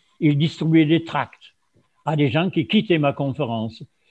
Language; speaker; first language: French; non-native, fluent; German